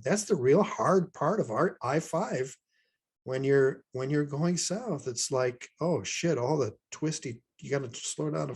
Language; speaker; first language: English; native; English